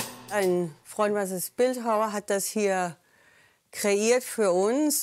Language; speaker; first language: German; non-native, fluent; Danish